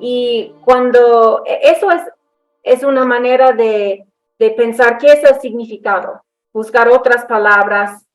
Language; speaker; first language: Spanish; non-native, fluent; English